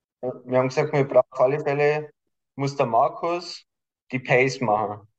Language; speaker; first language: German; native; German